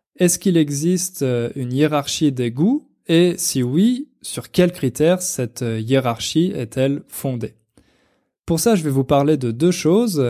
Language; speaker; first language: French; native; French